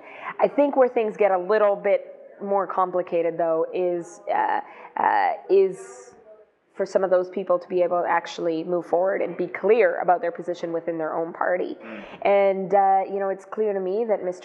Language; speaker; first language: English; non-native, fluent; Greek